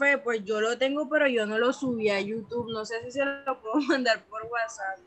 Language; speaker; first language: Spanish; native; Spanish